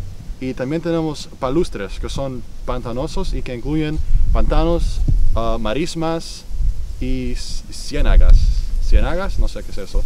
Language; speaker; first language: Spanish; non-native, fluent; English